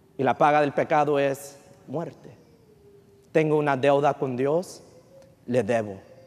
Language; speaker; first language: Spanish; early bilingual, heritage; Spanish